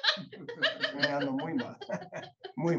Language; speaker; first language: Spanish; non-native, fluent; English